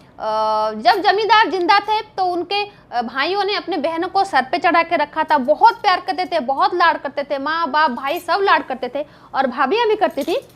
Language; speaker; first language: Hindi; non-native, local second language; Bangla